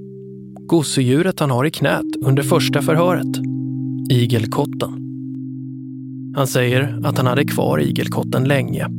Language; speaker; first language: Swedish; native; Swedish